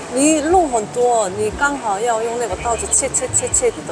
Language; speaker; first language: Chinese; non-native, fluent; Korean